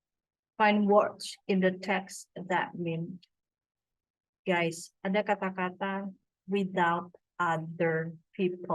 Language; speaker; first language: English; non-native, fluent; Indonesian